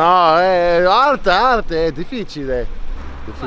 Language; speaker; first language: Italian; non-native, learner; English